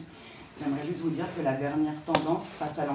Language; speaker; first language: French; native; French